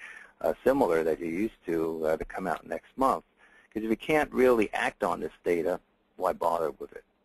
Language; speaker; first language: English; native; English